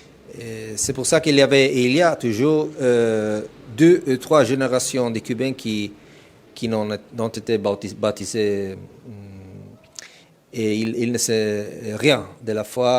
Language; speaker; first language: French; non-native, fluent; Italian